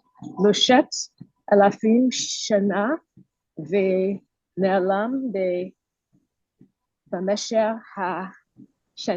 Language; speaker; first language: Hebrew; non-native, learner; English